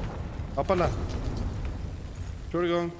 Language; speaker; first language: German; native; German